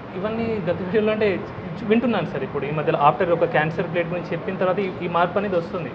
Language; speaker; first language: Telugu; non-native, fluent; Hindi